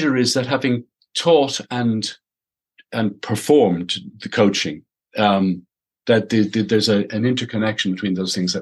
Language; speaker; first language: English; native; English